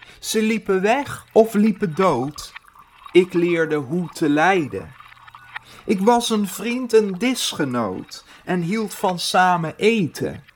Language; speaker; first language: Dutch; native; Dutch